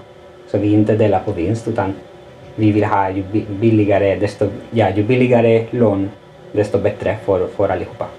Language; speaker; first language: Swedish; non-native, fluent; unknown